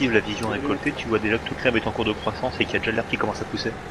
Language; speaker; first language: French; native; French